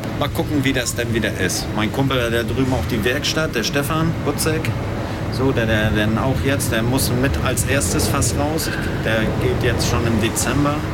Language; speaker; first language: German; native; German